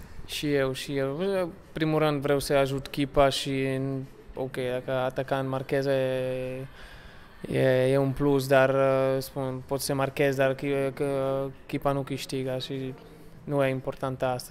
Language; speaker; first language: Romanian; non-native, learner; Slovak